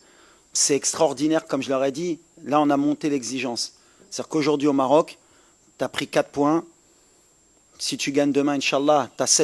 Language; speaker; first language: French; native; French